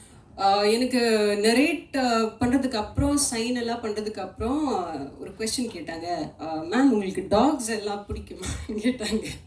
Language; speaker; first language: Tamil; non-native, learner; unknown